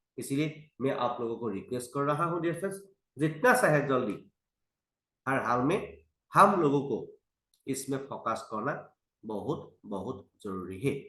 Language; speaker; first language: Hindi; non-native, local second language; Assamese